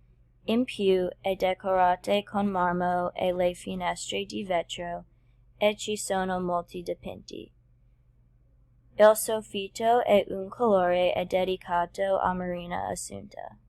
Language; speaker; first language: Italian; non-native, learner; English